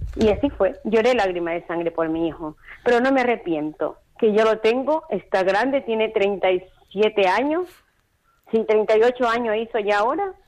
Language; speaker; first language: Spanish; native; Spanish